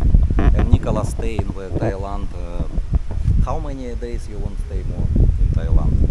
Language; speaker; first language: English; non-native, learner; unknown